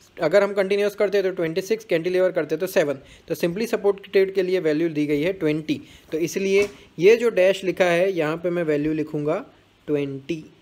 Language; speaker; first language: Hindi; non-native, local second language; Gujarati